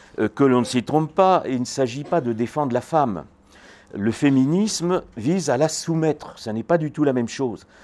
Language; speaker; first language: French; native; French